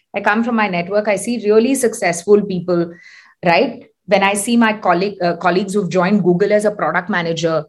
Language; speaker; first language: English; non-native, local second language; Tamil